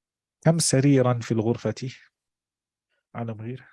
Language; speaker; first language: Arabic; non-native, fluent; English